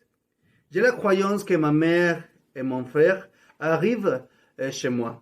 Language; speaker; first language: French; non-native, learner; Spanish